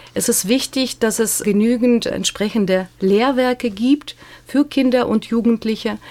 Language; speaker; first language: German; native; German